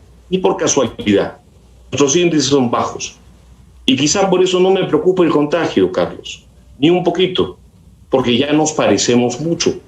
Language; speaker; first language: Spanish; native; Spanish